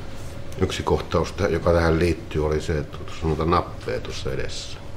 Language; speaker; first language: Finnish; native; Finnish